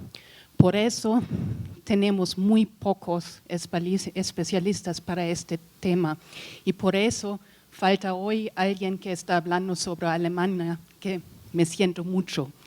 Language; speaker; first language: Spanish; non-native, learner; German